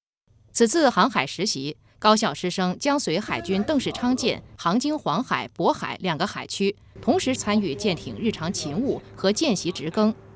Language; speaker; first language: Chinese; native; Chinese